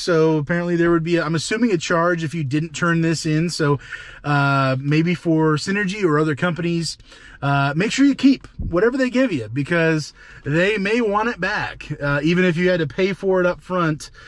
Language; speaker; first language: English; native; English